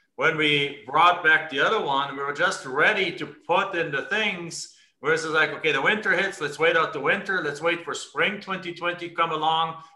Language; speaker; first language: English; non-native, fluent; German